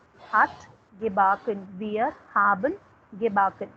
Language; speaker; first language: German; non-native, fluent; Hindi